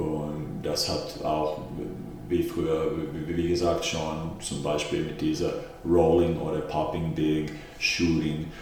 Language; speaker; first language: German; non-native, fluent; Finnish